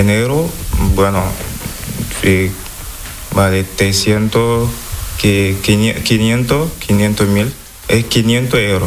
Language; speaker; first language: Spanish; non-native, learner; Wolof